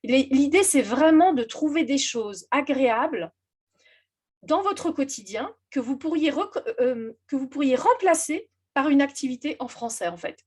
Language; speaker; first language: French; native; French